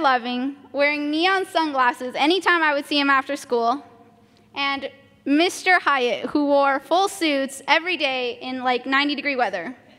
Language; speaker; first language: English; early bilingual, other home language; Spanish